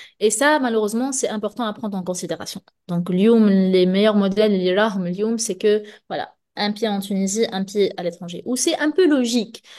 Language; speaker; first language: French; non-native, local second language; Arabic